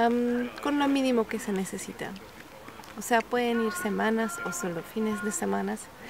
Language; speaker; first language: Spanish; non-native, fluent; Czech